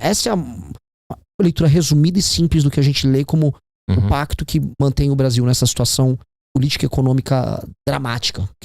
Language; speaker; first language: Portuguese; native; Portuguese